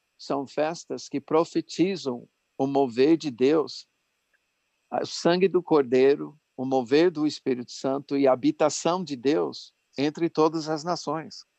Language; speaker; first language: Portuguese; non-native, fluent; English